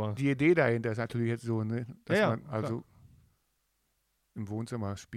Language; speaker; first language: German; native; German